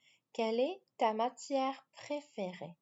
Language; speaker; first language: French; non-native, fluent; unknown